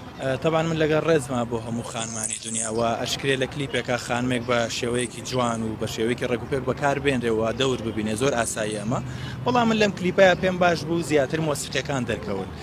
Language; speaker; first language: Central Kurdish; non-native, local second language; Gurani